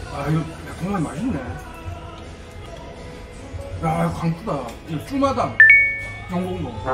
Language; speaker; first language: Korean; non-native, learner; Turkish